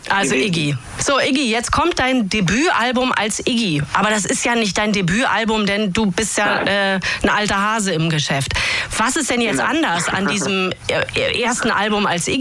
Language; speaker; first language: German; native; German